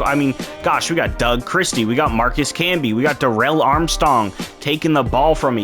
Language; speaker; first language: English; native; English